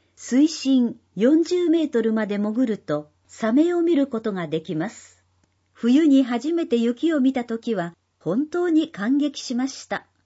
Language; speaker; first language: Japanese; non-native, fluent; Indonesian